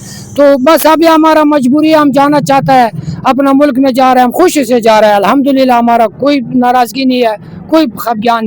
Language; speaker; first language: Hindi; non-native, learner; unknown